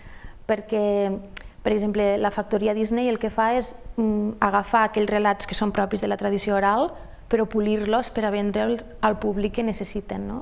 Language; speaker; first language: Catalan; native; Catalan